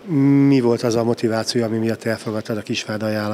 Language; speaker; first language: Hungarian; native; Hungarian